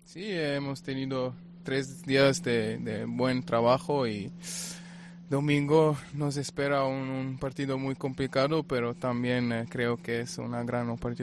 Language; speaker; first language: Spanish; non-native, fluent; German